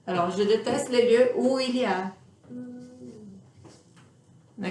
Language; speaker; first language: French; non-native, fluent; Portuguese